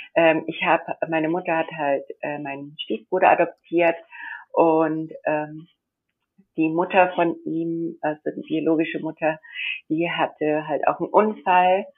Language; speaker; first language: German; early bilingual, heritage; German